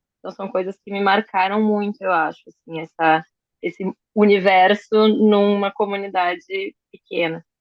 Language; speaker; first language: Portuguese; early bilingual, other home language; Spanish